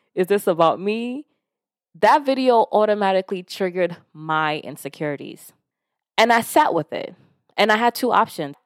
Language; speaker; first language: English; early bilingual, other home language; Yoruba